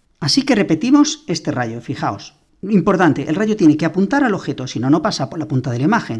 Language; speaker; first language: Spanish; native; Spanish